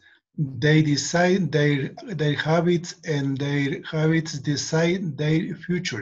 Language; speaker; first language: English; non-native, learner; Spanish